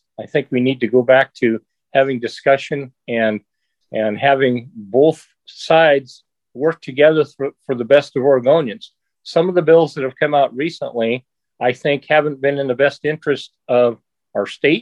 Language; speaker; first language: English; native; English